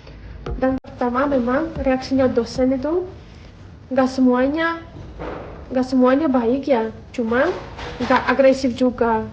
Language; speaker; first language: Indonesian; non-native, fluent; Russian